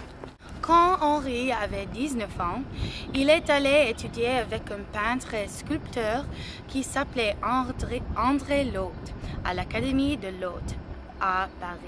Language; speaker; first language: French; non-native, learner; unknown